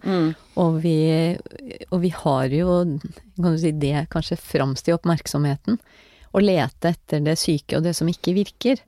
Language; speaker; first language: Norwegian; native; Norwegian